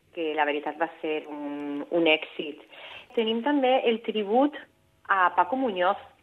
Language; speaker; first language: Catalan; non-native, local second language; Spanish